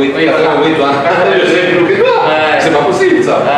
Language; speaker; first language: French; non-native, learner; Spanish